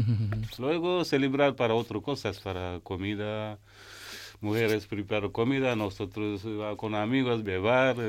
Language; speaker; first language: Spanish; non-native, learner; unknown